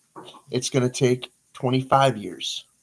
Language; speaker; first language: English; native; English